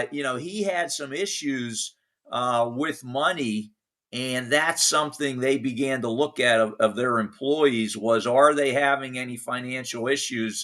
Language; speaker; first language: English; native; English